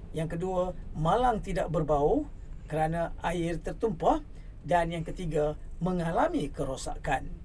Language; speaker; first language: Malay; non-native, local second language; Tamil